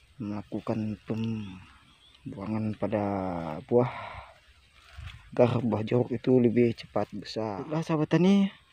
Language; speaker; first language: Indonesian; non-native, local second language; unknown